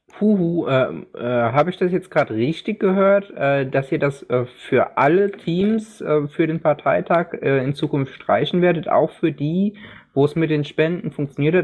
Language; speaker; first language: German; native; German